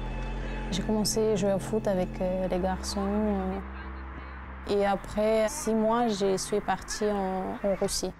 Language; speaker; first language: French; non-native, fluent; Russian